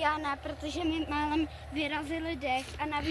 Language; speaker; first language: Czech; native; Czech